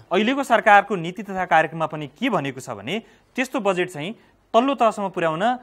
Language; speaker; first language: Nepali; native; Nepali